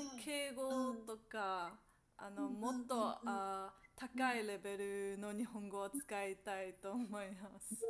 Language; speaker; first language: Japanese; non-native, learner; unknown